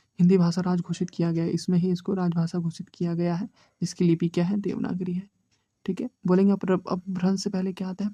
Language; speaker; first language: Hindi; native; Hindi